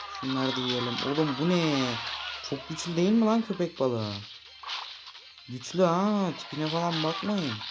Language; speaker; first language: Turkish; native; Turkish